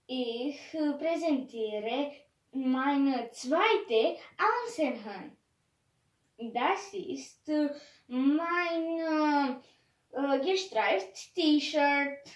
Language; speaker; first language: German; non-native, learner; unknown